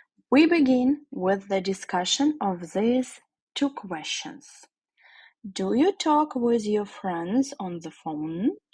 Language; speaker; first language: English; non-native, fluent; Ukrainian